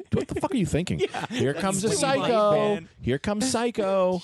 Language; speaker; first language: English; native; English